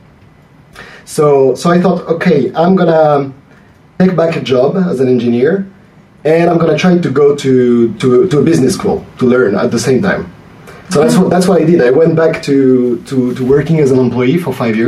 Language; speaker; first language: English; non-native, fluent; French